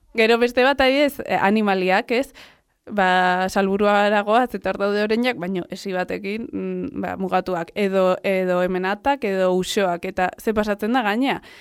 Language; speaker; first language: Basque; non-native, local second language; Spanish